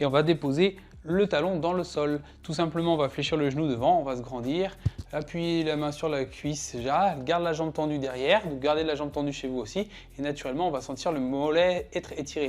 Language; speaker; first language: French; native; French